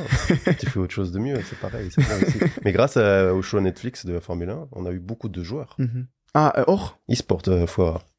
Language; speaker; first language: French; native; French